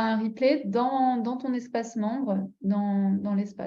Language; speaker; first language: French; native; French